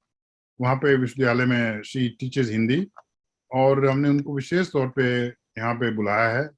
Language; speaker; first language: Hindi; native; Hindi